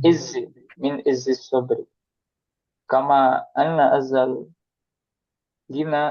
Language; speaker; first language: Arabic; non-native, learner; Indonesian